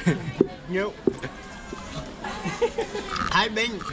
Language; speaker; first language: Vietnamese; non-native, learner; Portuguese